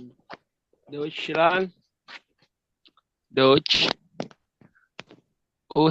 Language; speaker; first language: German; non-native, learner; Indonesian